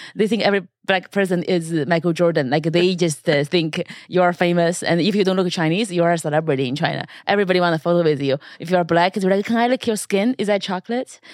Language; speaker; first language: English; non-native, fluent; Chinese